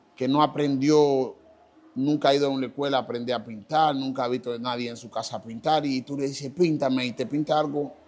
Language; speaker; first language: Spanish; non-native, fluent; Haitian Creole